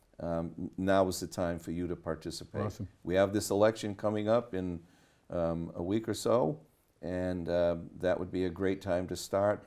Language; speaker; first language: English; native; English